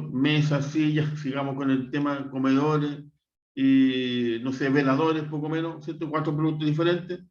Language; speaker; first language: Spanish; native; Spanish